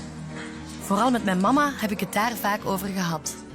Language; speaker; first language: Dutch; native; Dutch